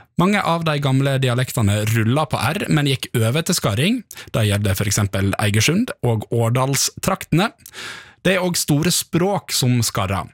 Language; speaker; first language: Norwegian; native; Norwegian